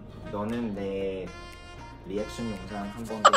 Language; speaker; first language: Korean; non-native, learner; Cantonese